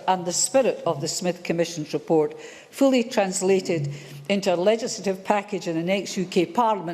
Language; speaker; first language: English; native; English